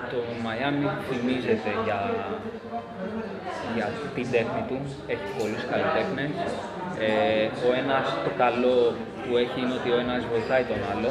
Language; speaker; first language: Greek; early bilingual, other home language; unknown